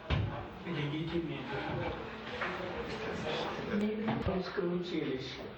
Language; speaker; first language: Russian; native; Russian